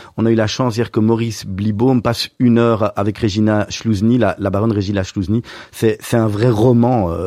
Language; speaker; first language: French; native; French